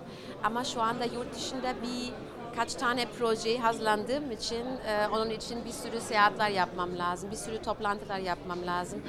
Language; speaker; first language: Turkish; early bilingual, heritage; German